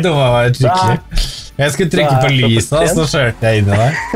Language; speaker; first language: Norwegian; native; Norwegian